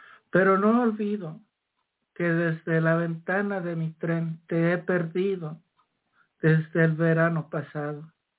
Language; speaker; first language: Spanish; native; Spanish